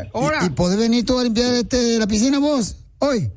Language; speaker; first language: Spanish; native; Spanish